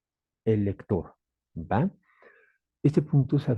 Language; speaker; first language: Spanish; native; Spanish